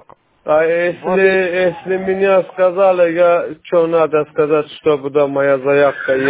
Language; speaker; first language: Russian; non-native, learner; Azerbaijani